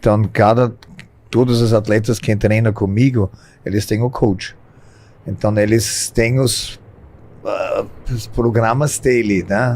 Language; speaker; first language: Portuguese; non-native, fluent; German